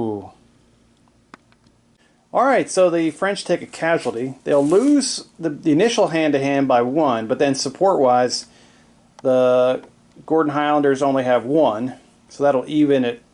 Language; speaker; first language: English; native; English